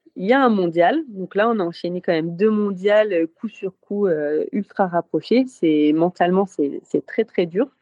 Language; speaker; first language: French; native; French